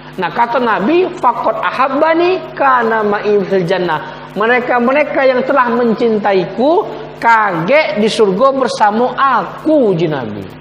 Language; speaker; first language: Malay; native; Malay